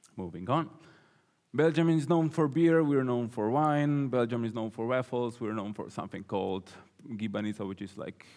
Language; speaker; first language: English; non-native, fluent; Slovenian